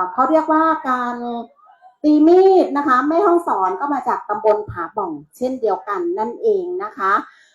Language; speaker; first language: Thai; non-native, local second language; Shan